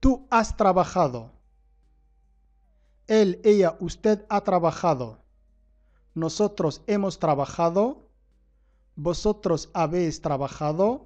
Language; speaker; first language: Spanish; non-native, fluent; Arabic